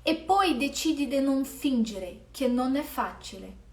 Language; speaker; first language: Italian; non-native, fluent; Portuguese